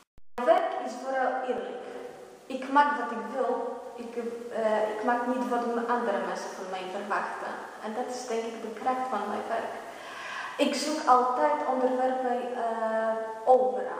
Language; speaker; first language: Dutch; non-native, fluent; Polish